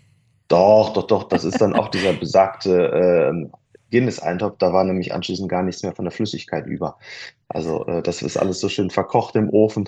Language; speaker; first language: German; native; German